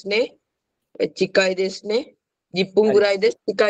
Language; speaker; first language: Japanese; non-native, learner; Sinhala